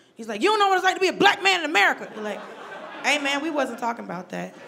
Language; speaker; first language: English; native; English